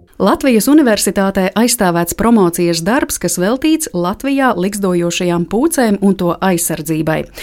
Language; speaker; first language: Latvian; native; Latvian